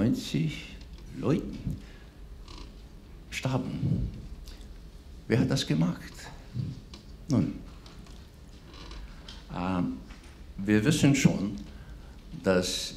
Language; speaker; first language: German; non-native, fluent; English